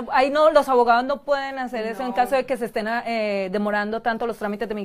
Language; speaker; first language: Spanish; native; Spanish